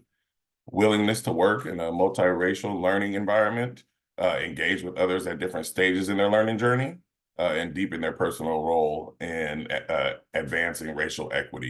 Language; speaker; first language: English; native; English